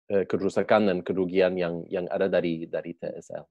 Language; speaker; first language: Indonesian; non-native, learner; Spanish